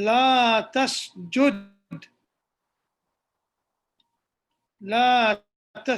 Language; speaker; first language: Arabic; non-native, fluent; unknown